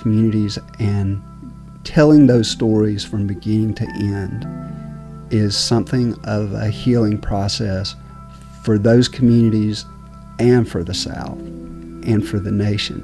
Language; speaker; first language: English; native; English